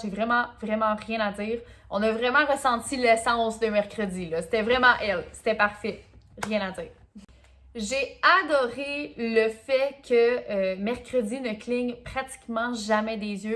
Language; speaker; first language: French; native; French